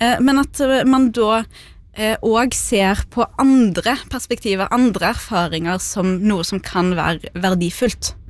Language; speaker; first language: Norwegian; early bilingual, other home language; Arabic